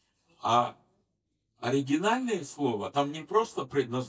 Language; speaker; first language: Polish; non-native, learner; Russian